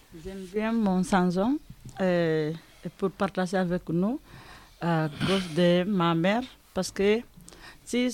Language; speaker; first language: French; non-native, learner; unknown